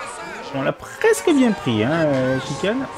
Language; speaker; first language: French; native; French